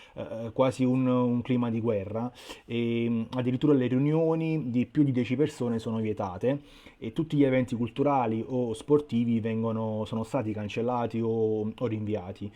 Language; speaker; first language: Italian; native; Italian